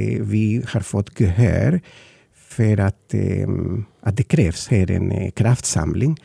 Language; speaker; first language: Swedish; non-native, fluent; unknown